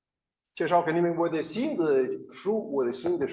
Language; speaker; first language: Chinese; non-native, learner; Spanish